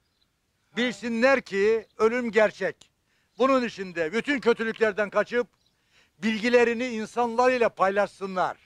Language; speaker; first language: Turkish; native; Turkish